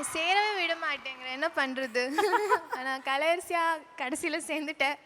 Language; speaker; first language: Tamil; non-native, local second language; Malayalam